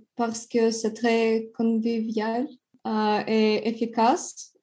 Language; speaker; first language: French; non-native, fluent; Russian